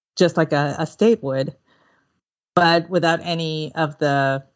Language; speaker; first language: English; early bilingual, other home language; Spanish